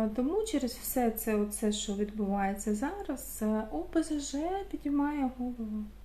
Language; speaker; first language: Ukrainian; non-native, local second language; Russian